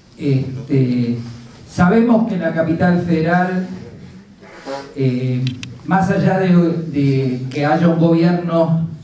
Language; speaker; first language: Spanish; native; Spanish